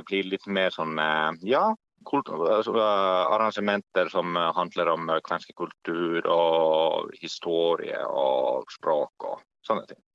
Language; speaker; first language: Norwegian; non-native, fluent; Finnish